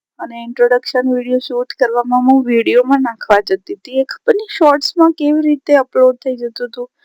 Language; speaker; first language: Gujarati; non-native, local second language; Marathi